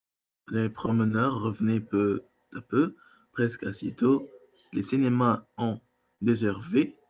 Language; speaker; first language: French; non-native, learner; Arabic